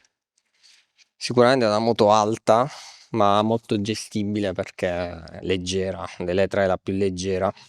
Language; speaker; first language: Italian; native; Italian